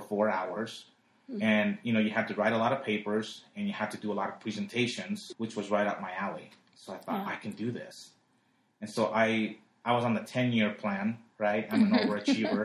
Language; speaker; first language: English; early bilingual, other home language; Spanish